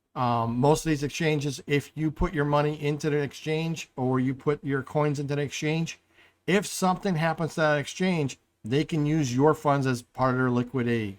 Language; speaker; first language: English; native; English